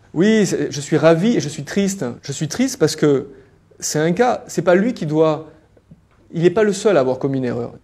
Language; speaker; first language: French; native; French